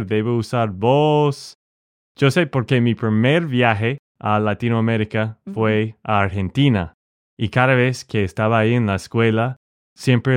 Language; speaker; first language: Spanish; non-native, fluent; English